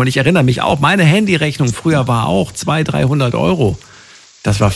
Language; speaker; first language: German; native; German